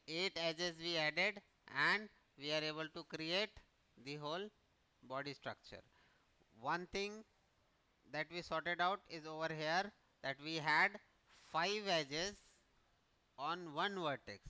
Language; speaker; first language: English; non-native, local second language; Hindi